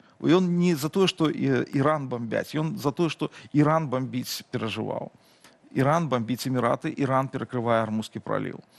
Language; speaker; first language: Belarusian; non-native, local second language; Russian